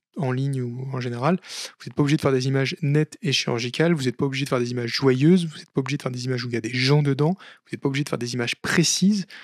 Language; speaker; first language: French; native; French